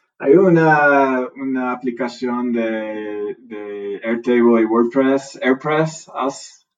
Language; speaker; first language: Spanish; non-native, learner; English